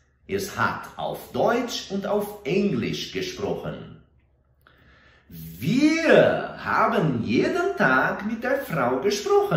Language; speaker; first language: German; non-native, fluent; Portuguese